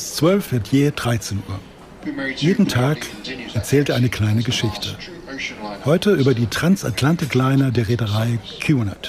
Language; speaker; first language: German; native; German